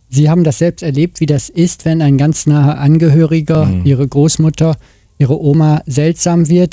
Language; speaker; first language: German; native; German